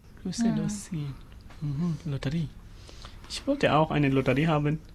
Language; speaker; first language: German; non-native, learner; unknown